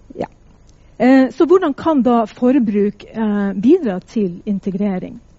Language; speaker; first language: Norwegian; native; Norwegian